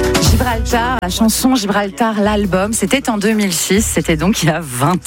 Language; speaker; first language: French; native; French